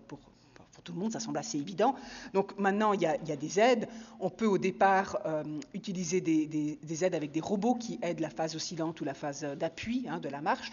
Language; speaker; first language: French; native; French